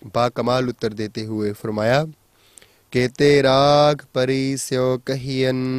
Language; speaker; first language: Hindi; non-native, local second language; Punjabi